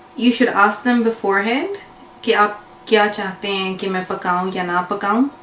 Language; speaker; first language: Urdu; early bilingual, heritage; Urdu